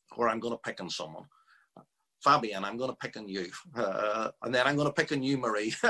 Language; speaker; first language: English; native; English